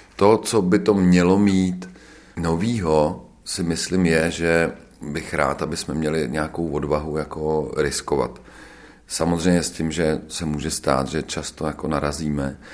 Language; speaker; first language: Czech; native; Czech